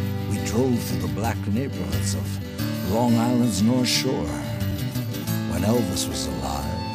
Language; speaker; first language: English; native; English